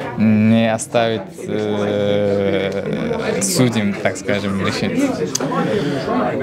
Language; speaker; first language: Russian; non-native, fluent; Uzbek